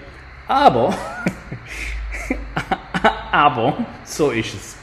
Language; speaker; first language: German; non-native, fluent; Spanish